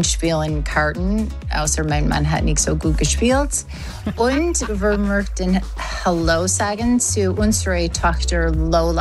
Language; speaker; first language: German; non-native, learner; English